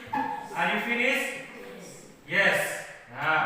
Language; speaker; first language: English; non-native, learner; Indonesian